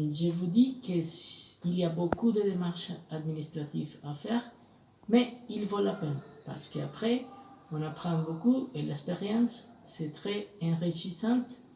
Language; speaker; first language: French; non-native, fluent; Spanish